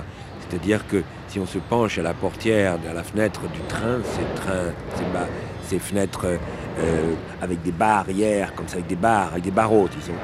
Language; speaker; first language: French; native; French